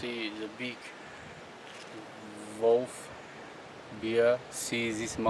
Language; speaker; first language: English; non-native, learner; Tajik